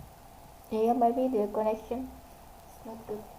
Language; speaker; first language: English; non-native, learner; Indonesian